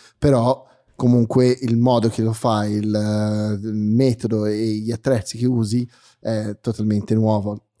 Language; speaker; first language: Italian; early bilingual, heritage; Italian